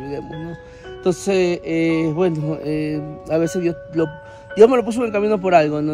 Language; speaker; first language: Spanish; native; Spanish